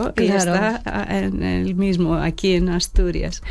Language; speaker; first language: Spanish; non-native, fluent; Greek